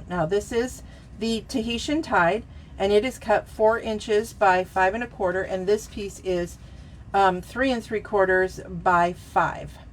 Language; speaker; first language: English; native; English